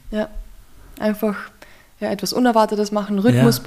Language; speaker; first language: German; native; German